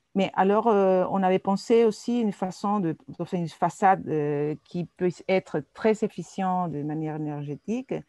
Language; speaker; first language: French; non-native, fluent; Spanish